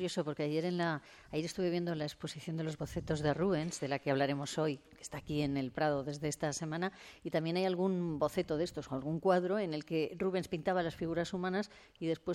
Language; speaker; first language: Spanish; native; Spanish